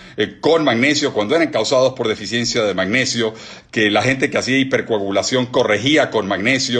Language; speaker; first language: Spanish; native; Spanish